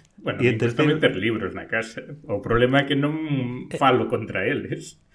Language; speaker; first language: Galician; non-native, local second language; Spanish